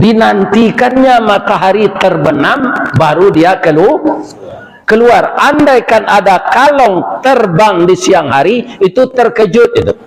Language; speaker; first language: Malay; non-native, local second language; Minangkabau